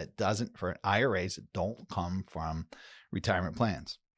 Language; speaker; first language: English; native; English